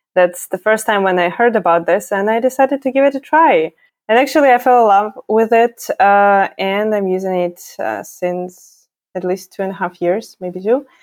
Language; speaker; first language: English; non-native, fluent; Ukrainian